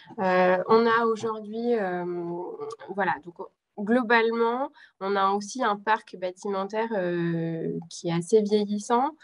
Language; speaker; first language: French; native; French